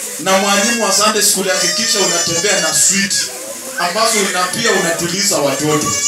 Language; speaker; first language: Swahili; non-native, local second language; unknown